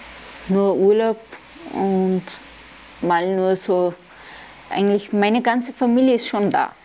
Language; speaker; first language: German; early bilingual, other home language; Turkish